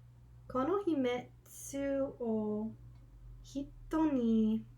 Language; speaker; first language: Japanese; non-native, learner; English